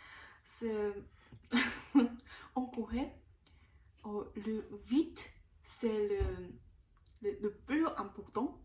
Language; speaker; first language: French; non-native, learner; Korean